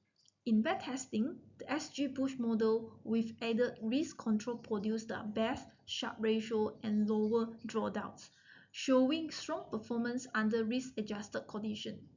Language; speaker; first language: English; non-native, local second language; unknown